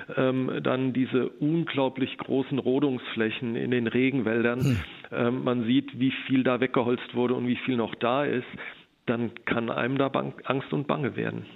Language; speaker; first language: German; native; German